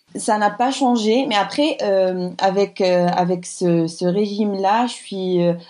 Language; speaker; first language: French; non-native, local second language; Arabic